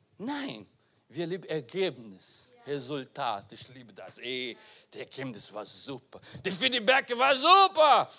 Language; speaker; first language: German; non-native, learner; Portuguese